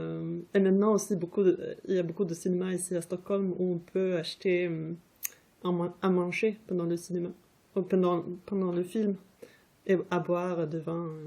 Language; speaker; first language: French; non-native, fluent; Swedish